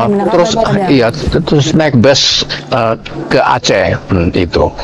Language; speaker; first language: Indonesian; non-native, learner; Cantonese